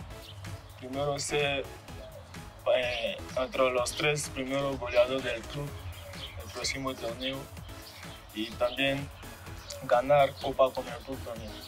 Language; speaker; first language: Spanish; non-native, learner; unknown